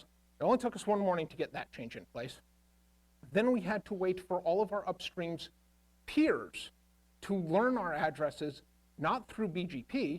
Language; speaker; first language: English; native; English